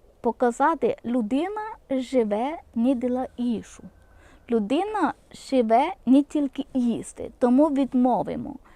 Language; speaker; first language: Ukrainian; non-native, local second language; Malayalam